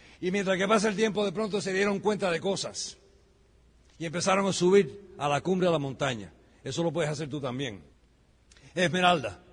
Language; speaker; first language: Spanish; early bilingual, heritage; Spanish